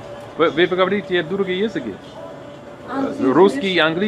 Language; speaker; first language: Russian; non-native, learner; English